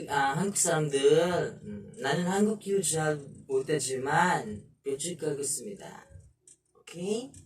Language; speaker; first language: Korean; non-native, learner; Filipino